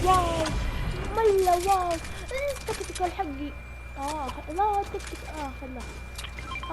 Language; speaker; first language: Arabic; native; Arabic